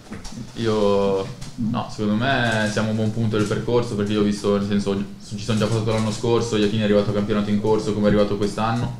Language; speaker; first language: Italian; native; Italian